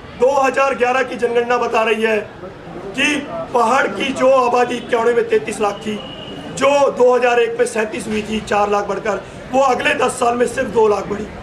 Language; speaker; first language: Hindi; non-native, local second language; Garhwali